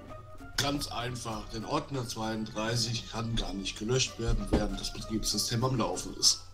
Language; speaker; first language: German; native; German